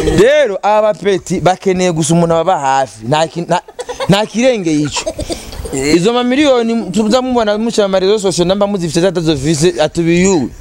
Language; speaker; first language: Rundi; native; Rundi